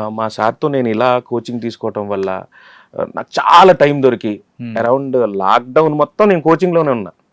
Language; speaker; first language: Telugu; native; Telugu